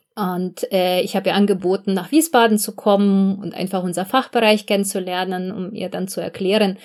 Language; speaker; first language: German; non-native, fluent; Russian